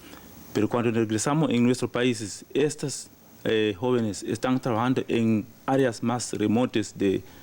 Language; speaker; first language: Spanish; non-native, learner; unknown